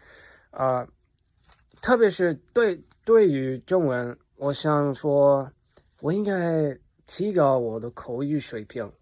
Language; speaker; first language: Chinese; non-native, learner; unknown